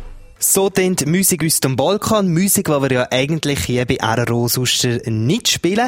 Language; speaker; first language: German; native; German